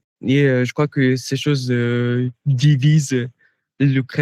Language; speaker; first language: French; non-native, fluent; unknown